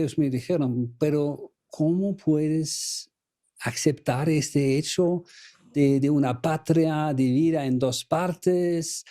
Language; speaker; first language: Spanish; non-native, fluent; German